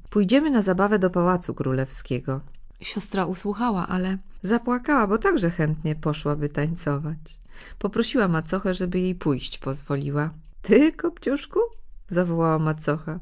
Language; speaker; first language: Polish; native; Polish